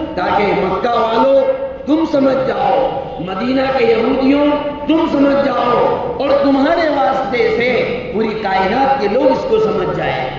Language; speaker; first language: Urdu; native; Urdu